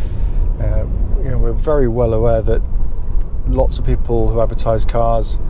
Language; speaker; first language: English; native; English